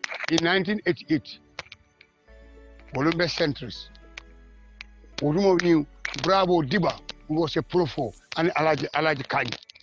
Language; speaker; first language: English; non-native, local second language; Mandingo